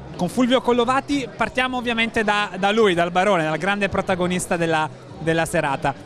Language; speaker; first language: Italian; native; Italian